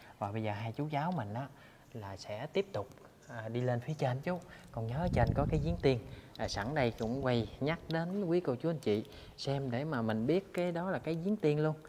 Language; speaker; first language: Vietnamese; native; Vietnamese